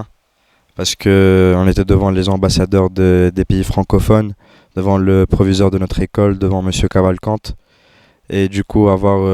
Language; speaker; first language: French; non-native, fluent; Greek